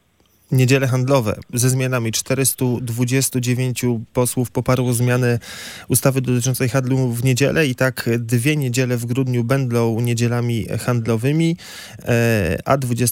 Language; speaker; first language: Polish; native; Polish